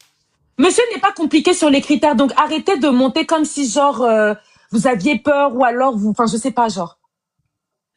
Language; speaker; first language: French; native; French